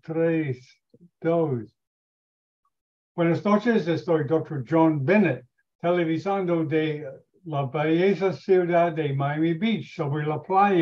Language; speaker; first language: Spanish; non-native, learner; English